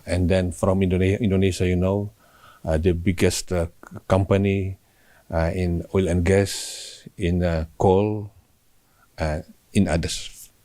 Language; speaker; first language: English; non-native, learner; Indonesian